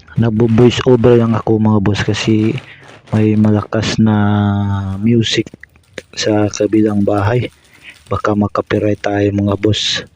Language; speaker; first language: Filipino; non-native, local second language; Cebuano